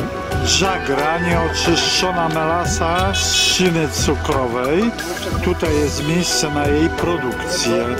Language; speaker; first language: Polish; native; Polish